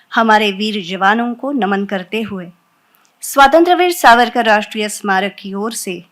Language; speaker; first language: Hindi; non-native, local second language; Marathi